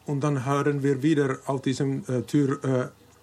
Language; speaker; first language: German; non-native, learner; Finnish